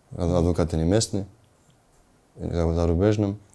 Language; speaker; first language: Russian; non-native, learner; Georgian